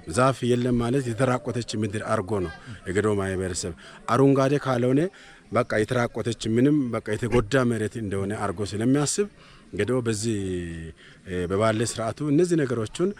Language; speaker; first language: Amharic; non-native, local second language; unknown